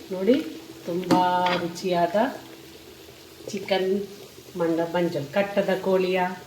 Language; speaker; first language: Kannada; non-native, local second language; Tulu